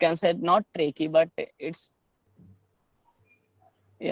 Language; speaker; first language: English; non-native, learner; Hindi